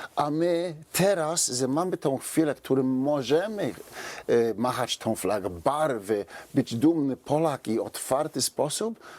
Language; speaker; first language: Polish; non-native, fluent; English